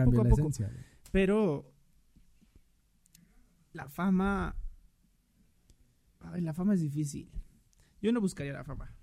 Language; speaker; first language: Spanish; native; Spanish